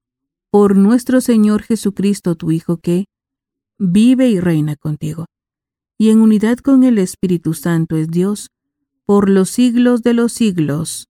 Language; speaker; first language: Spanish; native; Spanish